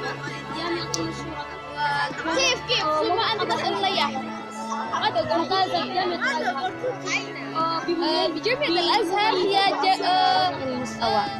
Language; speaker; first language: Arabic; non-native, learner; Indonesian